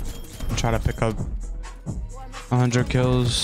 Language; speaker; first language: English; native; English